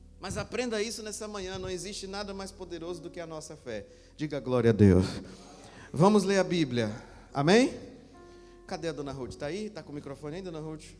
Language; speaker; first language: Portuguese; native; Portuguese